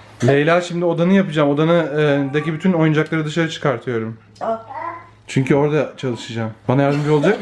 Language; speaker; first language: Turkish; native; Turkish